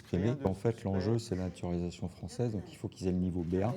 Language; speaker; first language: French; native; French